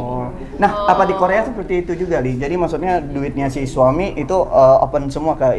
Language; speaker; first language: Indonesian; native; Indonesian